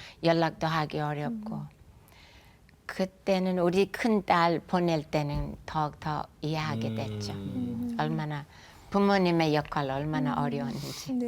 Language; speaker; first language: Korean; non-native, fluent; English